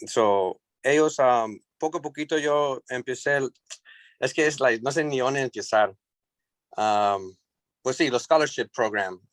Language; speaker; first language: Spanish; early bilingual, heritage; English